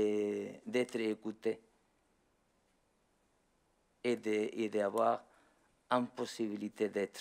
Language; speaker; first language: French; non-native, learner; Spanish